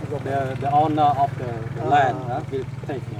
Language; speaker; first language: English; non-native, learner; Khmer